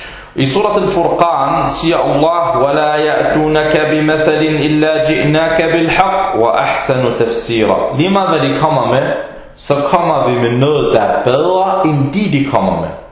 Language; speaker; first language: Danish; early bilingual, other home language; Arabic